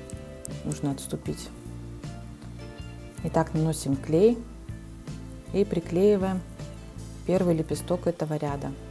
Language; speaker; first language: Russian; native; Russian